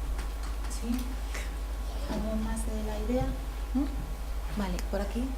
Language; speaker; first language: Spanish; native; Spanish